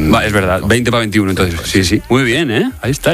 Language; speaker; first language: Spanish; native; Spanish